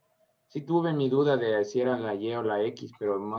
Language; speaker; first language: Spanish; native; Spanish